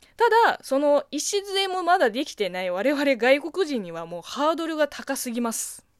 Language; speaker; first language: Japanese; non-native, fluent; Chinese